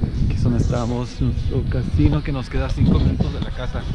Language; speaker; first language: Spanish; early bilingual, heritage; Spanish